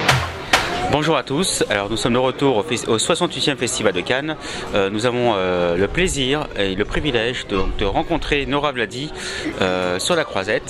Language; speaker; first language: French; native; French